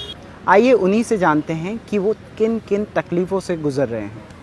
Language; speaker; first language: Hindi; native; Hindi